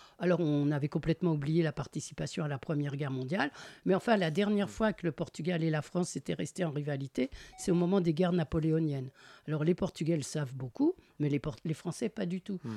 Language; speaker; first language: French; native; French